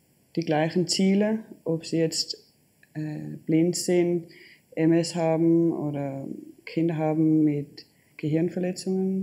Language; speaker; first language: German; non-native, fluent; Danish